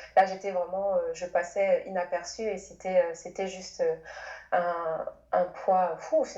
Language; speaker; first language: French; native; French